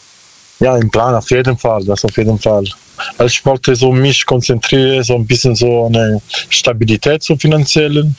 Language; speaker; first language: German; non-native, learner; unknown